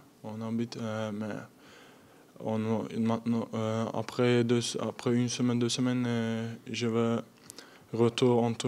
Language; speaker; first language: French; non-native, learner; Turkish